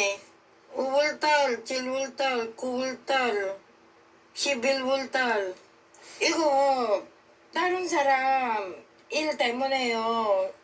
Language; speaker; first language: Korean; non-native, learner; Filipino